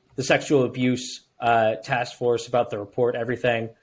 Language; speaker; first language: English; native; English